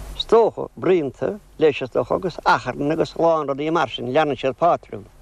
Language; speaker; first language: Irish; native; Irish